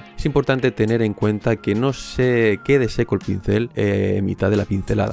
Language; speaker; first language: Spanish; native; Spanish